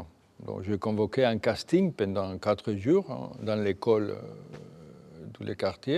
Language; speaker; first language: French; non-native, fluent; Spanish